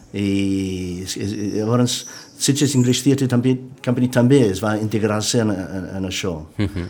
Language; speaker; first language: Catalan; non-native, fluent; English